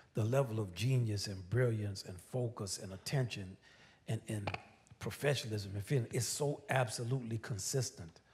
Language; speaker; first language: English; native; English